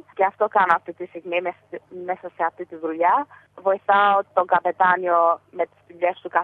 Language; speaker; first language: Greek; early bilingual, heritage; Greek